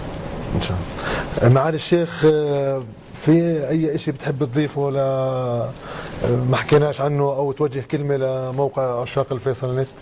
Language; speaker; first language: Arabic; native; Arabic